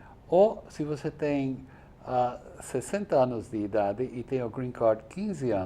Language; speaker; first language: Portuguese; non-native, fluent; English